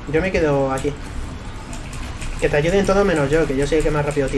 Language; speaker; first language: Spanish; native; Spanish